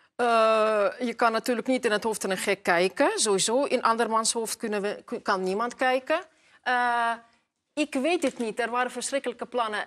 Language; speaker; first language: Dutch; non-native, fluent; Russian